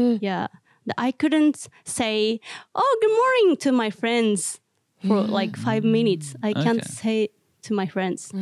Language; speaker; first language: English; non-native, learner; Japanese